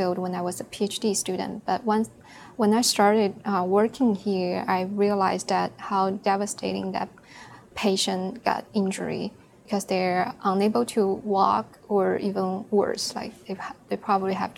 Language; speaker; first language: English; non-native, fluent; Chinese